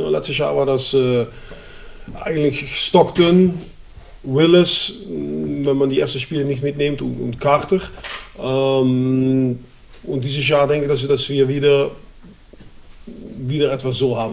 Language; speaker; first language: German; non-native, fluent; Dutch